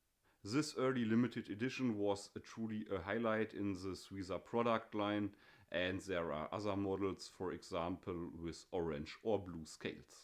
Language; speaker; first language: English; non-native, fluent; German